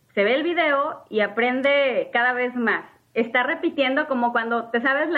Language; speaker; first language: Spanish; native; Spanish